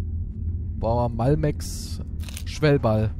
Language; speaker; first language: German; native; German